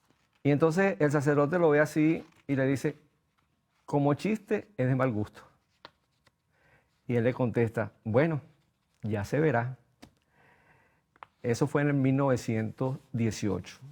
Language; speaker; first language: Spanish; native; Spanish